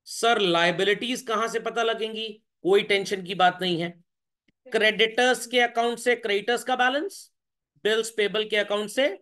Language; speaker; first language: Hindi; native; Hindi